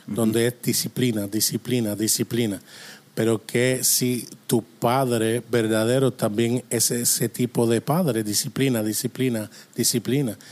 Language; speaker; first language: Spanish; non-native, fluent; English